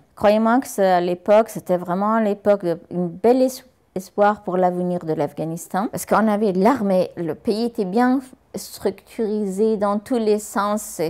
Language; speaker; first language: French; non-native, fluent; Persian